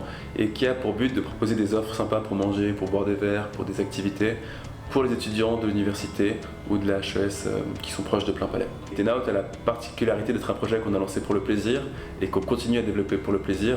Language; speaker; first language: French; native; French